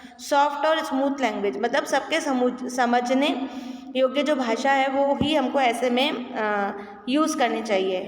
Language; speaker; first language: Hindi; native; Hindi